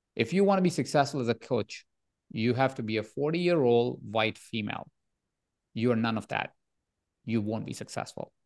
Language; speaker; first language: English; non-native, local second language; Hindi